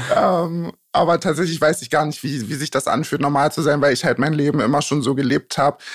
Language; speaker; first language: German; native; German